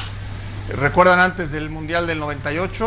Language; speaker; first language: Spanish; native; Spanish